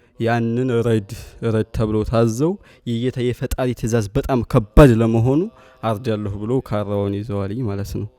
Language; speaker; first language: Amharic; native; Amharic